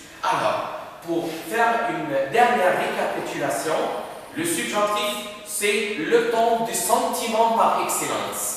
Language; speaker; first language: French; non-native, fluent; Arabic